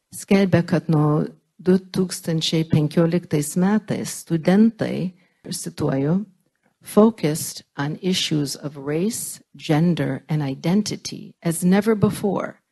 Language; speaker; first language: English; early bilingual, other home language; Lithuanian